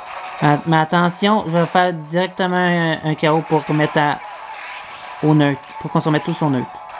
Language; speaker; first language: French; native; French